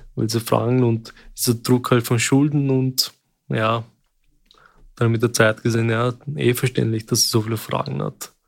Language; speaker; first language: German; early bilingual, other home language; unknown